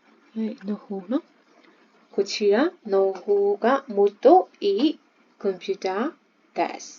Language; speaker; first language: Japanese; non-native, fluent; Burmese